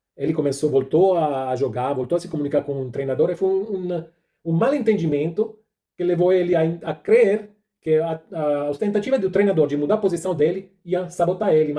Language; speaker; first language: Portuguese; non-native, fluent; Italian